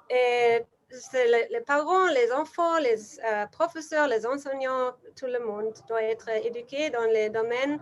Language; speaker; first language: French; non-native, learner; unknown